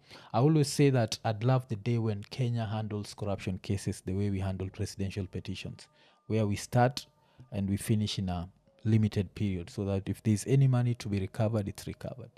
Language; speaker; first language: English; non-native, local second language; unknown